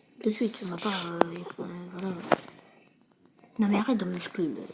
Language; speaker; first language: French; native; French